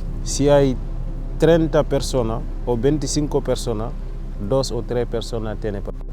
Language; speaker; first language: Spanish; non-native, learner; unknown